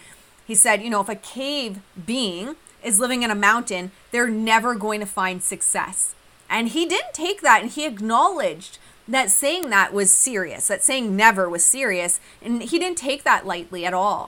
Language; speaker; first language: English; native; English